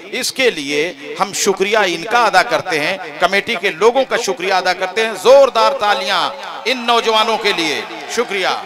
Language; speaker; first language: Hindi; native; Hindi